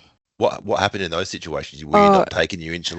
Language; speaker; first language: English; native; English